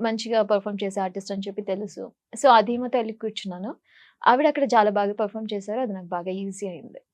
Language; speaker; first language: Telugu; native; Telugu